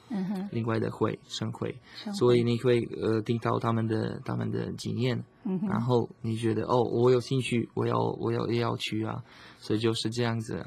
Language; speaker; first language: Chinese; non-native, learner; Slovak